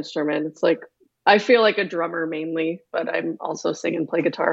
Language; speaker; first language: English; native; English